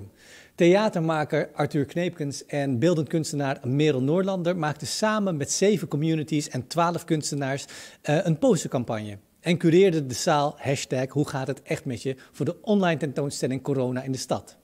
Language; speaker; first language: Dutch; native; Dutch